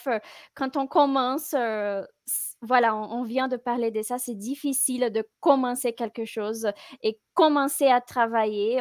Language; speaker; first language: French; non-native, fluent; Portuguese